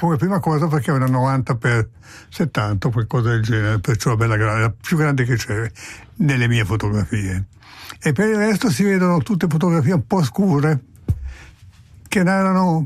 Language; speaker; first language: Italian; native; Italian